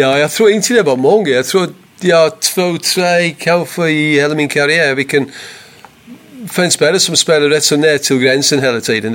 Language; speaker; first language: Swedish; non-native, fluent; English